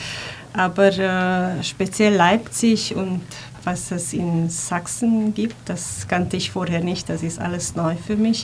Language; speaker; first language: German; non-native, fluent; Hungarian